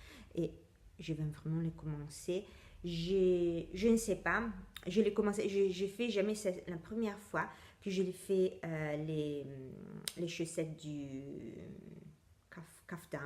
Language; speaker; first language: French; non-native, fluent; Italian